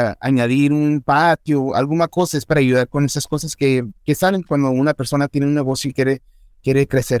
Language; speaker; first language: Spanish; early bilingual, heritage; Spanish